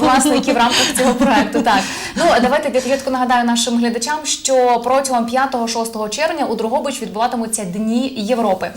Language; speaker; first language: Ukrainian; native; Ukrainian